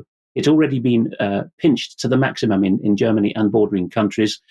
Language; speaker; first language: English; non-native, fluent; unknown